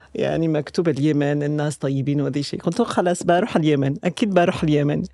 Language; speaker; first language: Arabic; non-native, fluent; French